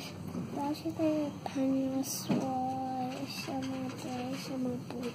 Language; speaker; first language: Chinese; non-native, learner; English